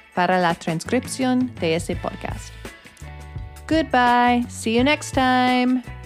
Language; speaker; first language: Spanish; non-native, fluent; English